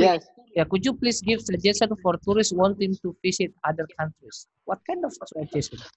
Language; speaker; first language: English; non-native, fluent; Indonesian